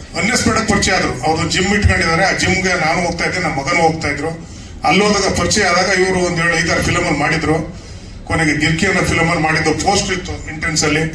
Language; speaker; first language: Kannada; native; Kannada